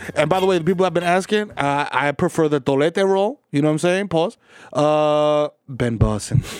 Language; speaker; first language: English; early bilingual, other home language; Spanish